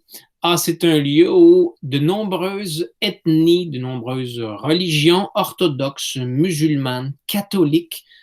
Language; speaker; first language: French; native; French